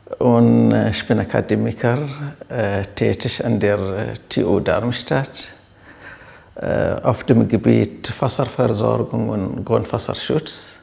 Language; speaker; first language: German; non-native, fluent; Arabic